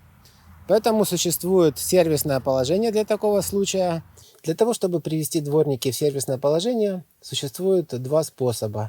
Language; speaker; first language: Russian; native; Russian